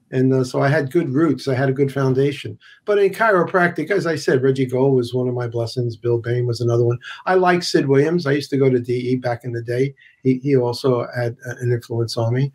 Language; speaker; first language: English; native; English